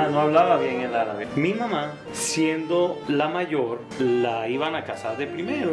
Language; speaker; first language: Spanish; native; Spanish